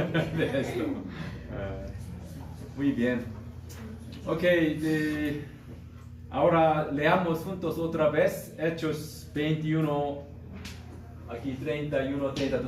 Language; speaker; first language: Spanish; non-native, learner; Korean